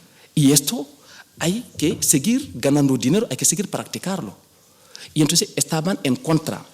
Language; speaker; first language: Spanish; non-native, fluent; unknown